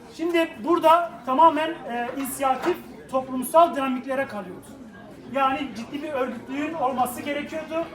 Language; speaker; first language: Turkish; non-native, local second language; Kurdish